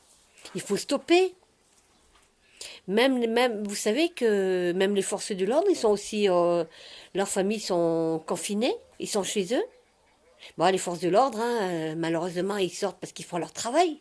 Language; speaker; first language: French; native; French